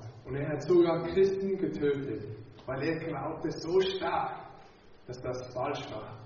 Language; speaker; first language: German; non-native, fluent; English